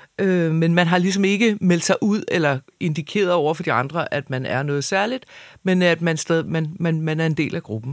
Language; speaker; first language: Danish; native; Danish